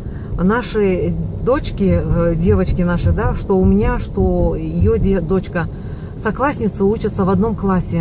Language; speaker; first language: Russian; native; Russian